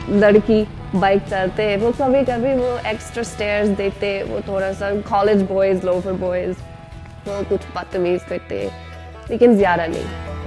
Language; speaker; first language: Urdu; non-native, learner; English